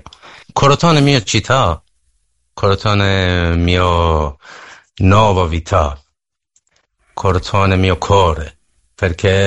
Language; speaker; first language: Italian; non-native, learner; Persian